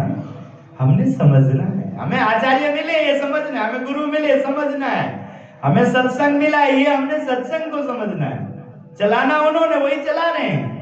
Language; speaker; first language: Hindi; native; Hindi